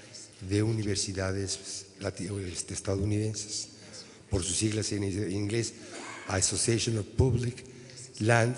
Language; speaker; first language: Spanish; native; Spanish